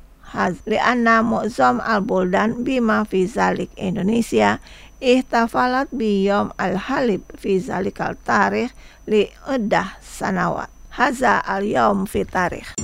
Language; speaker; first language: Arabic; non-native, fluent; Indonesian